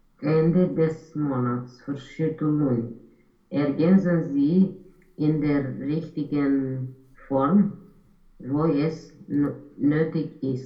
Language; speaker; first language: German; non-native, learner; Romanian